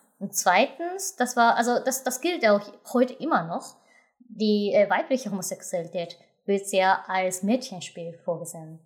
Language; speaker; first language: German; non-native, fluent; Japanese